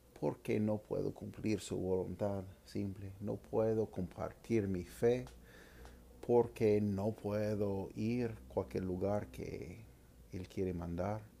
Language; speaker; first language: Spanish; non-native, fluent; English